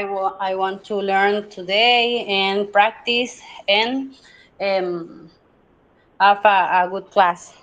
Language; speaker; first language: English; non-native, fluent; Spanish